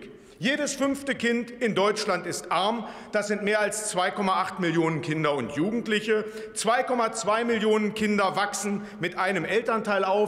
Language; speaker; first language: German; native; German